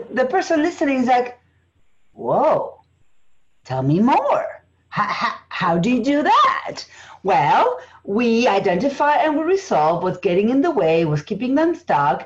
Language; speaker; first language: English; non-native, fluent; Spanish